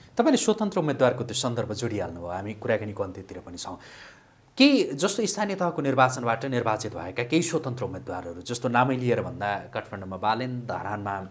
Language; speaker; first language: Nepali; native; Nepali